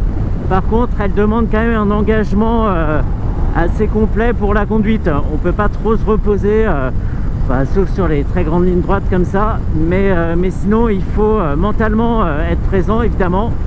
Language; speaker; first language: French; native; French